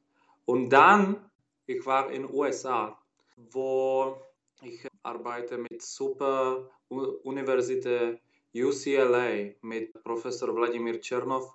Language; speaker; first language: German; non-native, learner; Czech